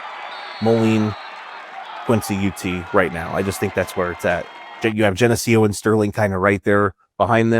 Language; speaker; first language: English; native; English